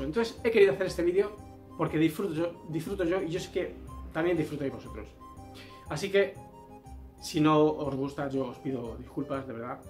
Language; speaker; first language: Spanish; native; Spanish